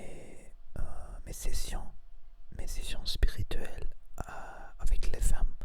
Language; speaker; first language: French; non-native, learner; Spanish